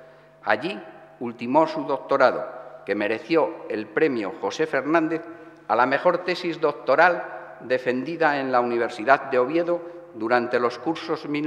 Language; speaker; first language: Spanish; native; Spanish